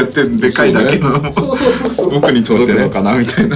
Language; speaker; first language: Japanese; native; Japanese